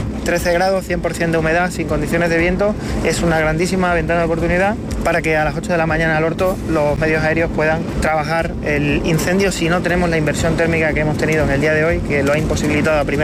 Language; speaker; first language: Spanish; native; Spanish